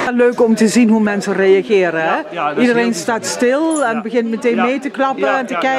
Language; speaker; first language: Dutch; native; Dutch